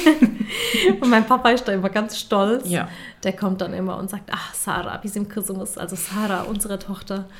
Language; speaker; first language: German; early bilingual, other home language; Turkish